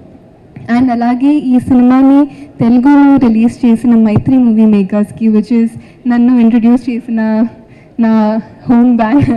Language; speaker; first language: Telugu; non-native, fluent; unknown